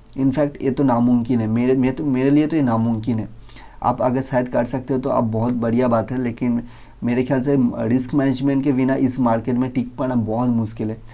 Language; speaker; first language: Hindi; non-native, local second language; Bangla